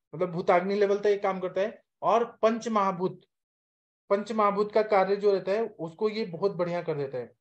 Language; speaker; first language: Hindi; native; Hindi